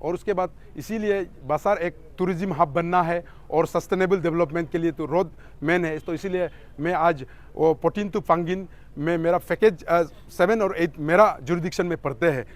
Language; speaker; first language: Hindi; non-native, local second language; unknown